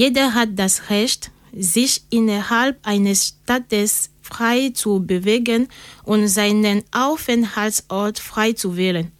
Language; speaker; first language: German; non-native, learner; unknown